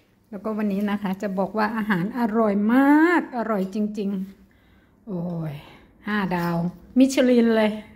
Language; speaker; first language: Thai; native; Thai